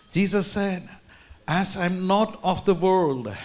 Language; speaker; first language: English; non-native, local second language; Tamil